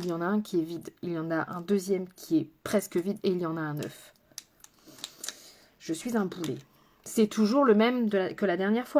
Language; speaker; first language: French; native; French